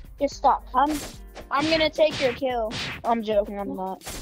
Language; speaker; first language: English; native; English